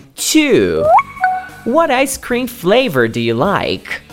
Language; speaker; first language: English; non-native, fluent; Portuguese